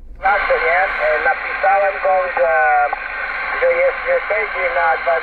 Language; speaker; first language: Polish; non-native, learner; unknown